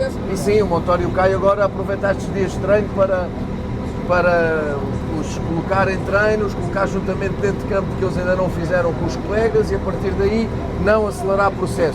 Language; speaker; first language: Portuguese; native; Portuguese